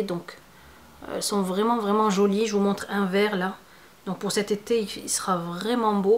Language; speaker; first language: French; native; French